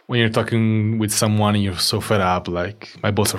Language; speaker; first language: English; non-native, fluent; Italian